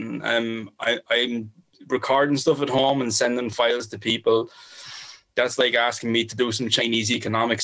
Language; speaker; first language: English; native; English